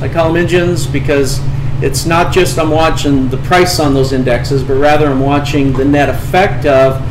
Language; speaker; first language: English; native; English